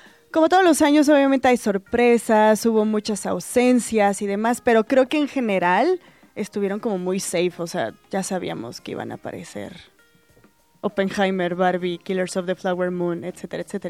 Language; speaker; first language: Spanish; native; Spanish